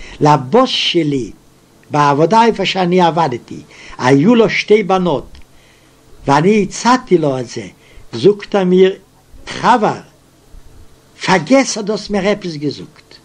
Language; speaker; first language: Hebrew; non-native, fluent; Yiddish